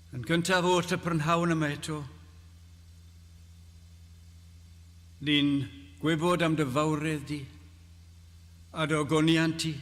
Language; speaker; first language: Welsh; native; Welsh